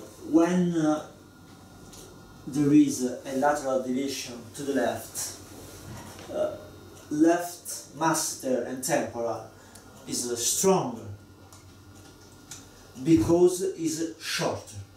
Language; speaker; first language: English; non-native, learner; Italian